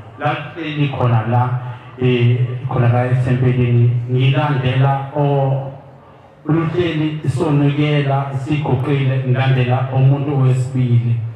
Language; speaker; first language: Zulu; native; Zulu